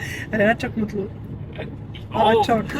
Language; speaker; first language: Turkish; non-native, learner; Bosnian